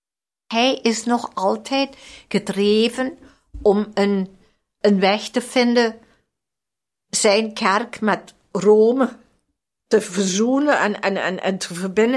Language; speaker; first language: Dutch; non-native, fluent; German